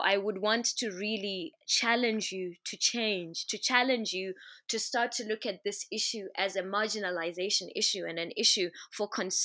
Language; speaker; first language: English; non-native, local second language; Shona